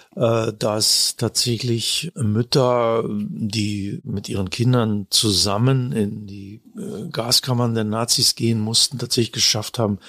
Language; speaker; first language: German; native; German